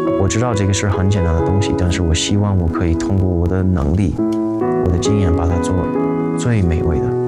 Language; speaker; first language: Chinese; non-native, fluent; English